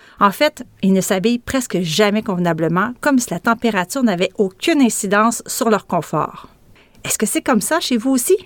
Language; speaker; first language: French; native; French